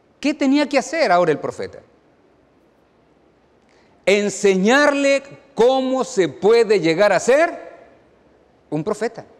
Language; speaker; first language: Spanish; native; Spanish